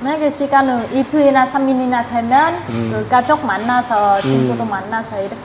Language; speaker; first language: Korean; non-native, fluent; Vietnamese